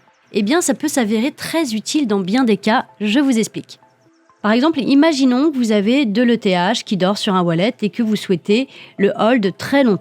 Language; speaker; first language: French; native; French